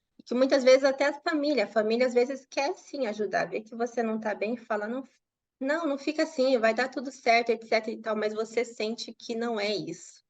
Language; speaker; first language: Portuguese; native; Portuguese